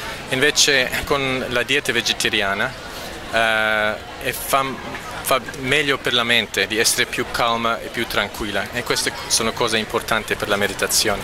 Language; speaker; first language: Italian; non-native, fluent; English